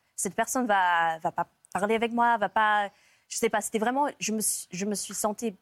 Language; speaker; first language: French; non-native, fluent; English